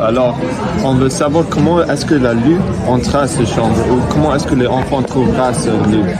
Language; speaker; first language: French; non-native, learner; English